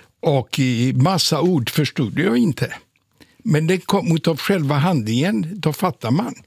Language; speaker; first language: Swedish; non-native, fluent; Polish